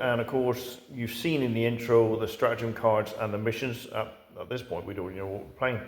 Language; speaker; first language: English; native; English